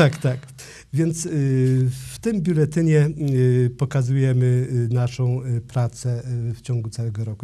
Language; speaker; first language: Polish; native; Polish